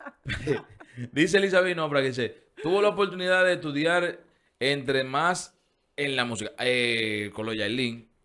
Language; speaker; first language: Spanish; native; Spanish